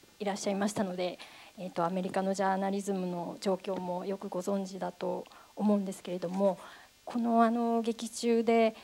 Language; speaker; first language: Japanese; native; Japanese